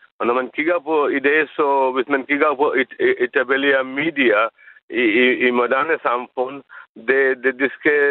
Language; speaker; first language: Danish; non-native, learner; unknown